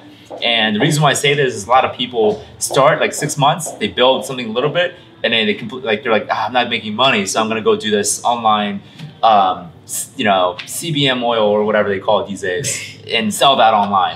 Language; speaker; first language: English; native; English